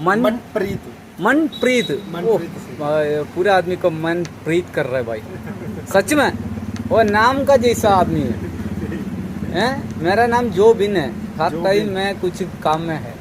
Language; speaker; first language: Hindi; non-native, local second language; Malayalam